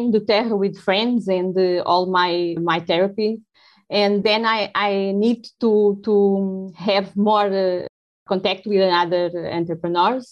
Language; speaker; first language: English; non-native, learner; Portuguese